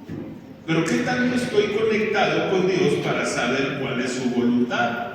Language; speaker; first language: Spanish; native; Spanish